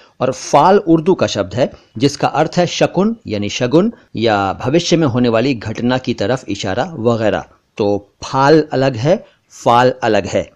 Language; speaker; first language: Hindi; native; Hindi